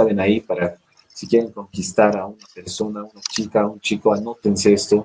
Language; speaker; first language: Spanish; native; Spanish